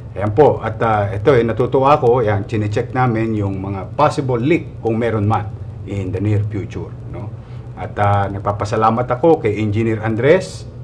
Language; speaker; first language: Filipino; native; Filipino